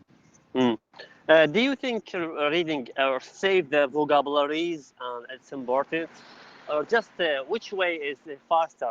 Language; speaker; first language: English; non-native, learner; Arabic